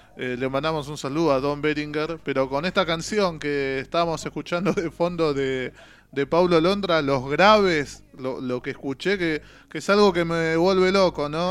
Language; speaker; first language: Spanish; native; Spanish